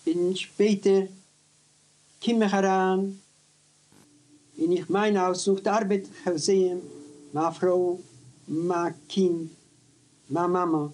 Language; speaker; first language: German; non-native, learner; Yiddish